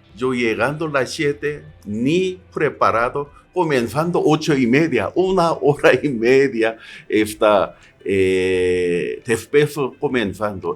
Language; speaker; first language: Spanish; non-native, learner; Korean